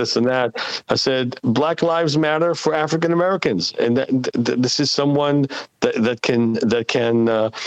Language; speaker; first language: English; non-native, fluent; Hebrew